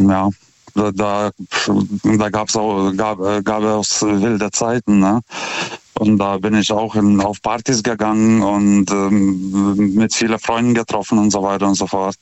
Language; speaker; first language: German; non-native, fluent; Lithuanian